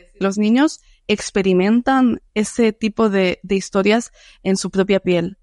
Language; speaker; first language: Spanish; non-native, fluent; Dutch